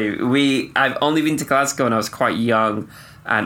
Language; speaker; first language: English; native; English